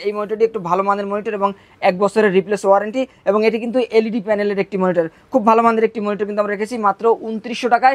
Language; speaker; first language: Bangla; native; Bangla